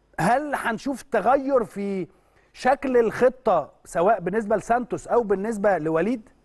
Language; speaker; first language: Arabic; native; Arabic